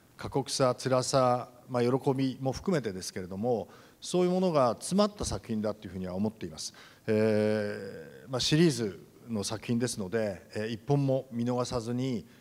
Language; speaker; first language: Japanese; native; Japanese